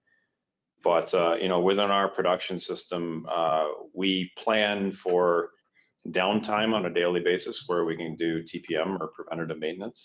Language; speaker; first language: English; native; English